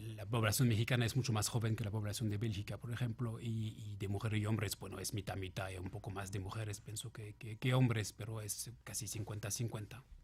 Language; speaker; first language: Spanish; non-native, fluent; French